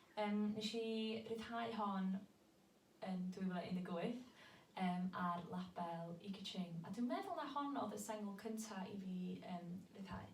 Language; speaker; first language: Welsh; native; Welsh